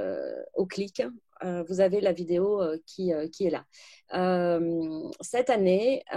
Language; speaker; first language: French; native; French